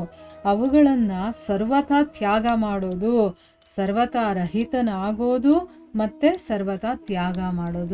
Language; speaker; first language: Kannada; native; Kannada